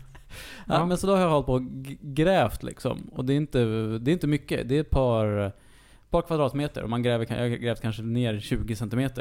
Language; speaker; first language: Swedish; native; Swedish